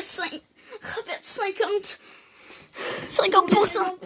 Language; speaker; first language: French; native; French